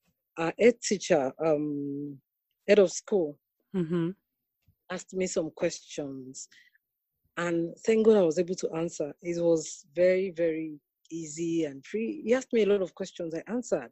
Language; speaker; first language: English; non-native, local second language; Yoruba